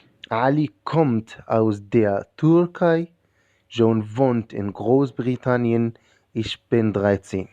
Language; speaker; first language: German; non-native, fluent; Arabic